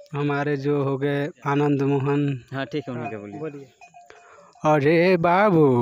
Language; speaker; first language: Hindi; native; Hindi